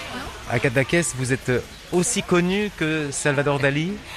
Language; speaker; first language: French; native; French